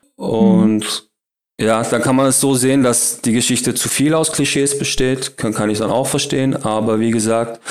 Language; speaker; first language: German; native; German